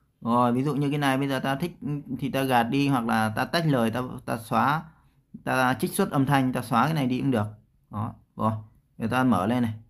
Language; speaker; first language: Vietnamese; native; Vietnamese